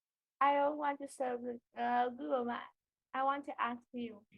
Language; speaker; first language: English; non-native, learner; Vietnamese